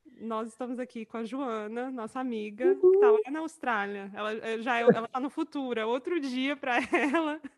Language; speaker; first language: Portuguese; native; Portuguese